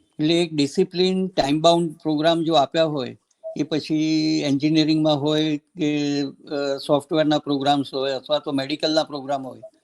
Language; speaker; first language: Gujarati; native; Gujarati